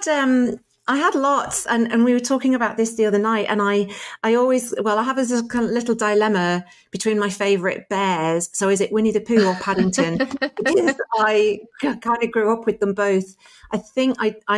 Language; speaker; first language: English; native; English